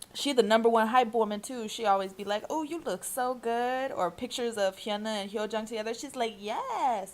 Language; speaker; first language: English; native; English